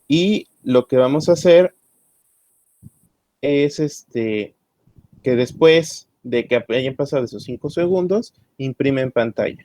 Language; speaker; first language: Spanish; native; Spanish